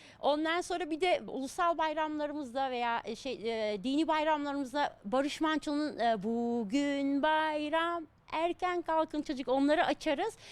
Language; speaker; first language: Turkish; early bilingual, heritage; Turkish